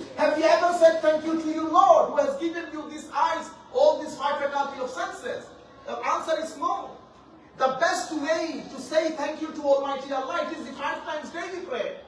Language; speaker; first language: English; non-native, local second language; Bangla